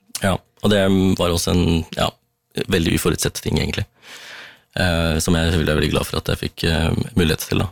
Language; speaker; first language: Norwegian; early bilingual, other home language; Tamil